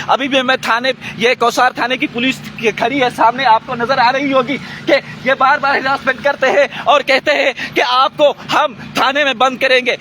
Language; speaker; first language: Urdu; non-native, local second language; Sindhi